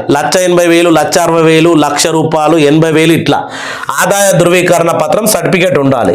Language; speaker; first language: Telugu; native; Telugu